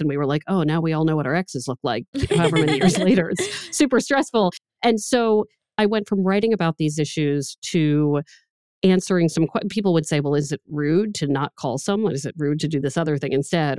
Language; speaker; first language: English; native; English